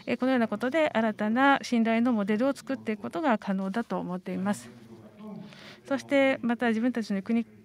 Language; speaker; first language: Japanese; non-native, fluent; Estonian